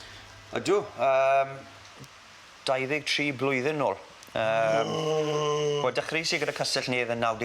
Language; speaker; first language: Welsh; native; Welsh